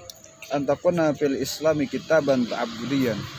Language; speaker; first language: Arabic; non-native, learner; Indonesian